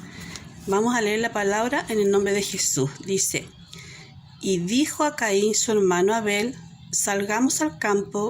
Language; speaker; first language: Spanish; native; Spanish